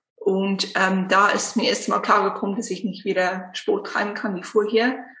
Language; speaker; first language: German; non-native, fluent; Afrikaans